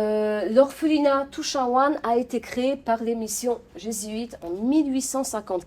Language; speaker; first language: French; non-native, fluent; Polish